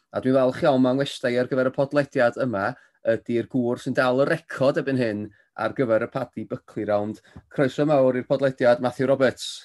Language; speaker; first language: Welsh; native; Welsh